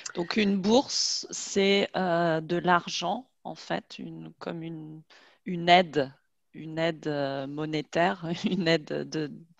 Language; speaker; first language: French; native; French